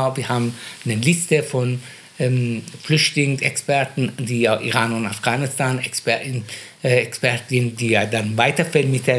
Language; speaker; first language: German; non-native, fluent; Persian